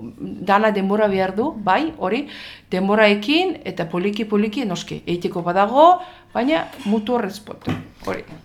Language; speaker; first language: Basque; non-native, fluent; Azerbaijani